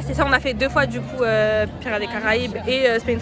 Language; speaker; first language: French; native; French